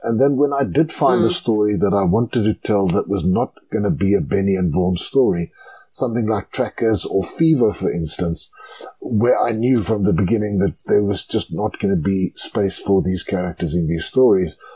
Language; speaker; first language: English; non-native, local second language; Afrikaans